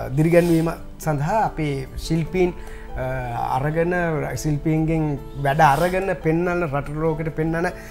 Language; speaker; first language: Sinhala; native; Sinhala